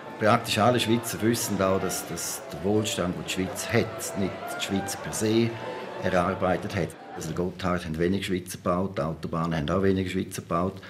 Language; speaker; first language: German; native; German